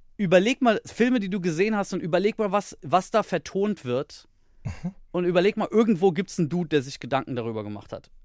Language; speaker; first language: German; early bilingual, heritage; Greek